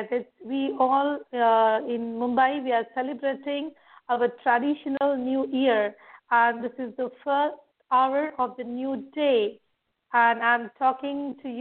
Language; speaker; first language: English; non-native, local second language; Marathi